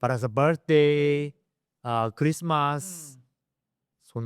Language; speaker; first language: Filipino; non-native, learner; Japanese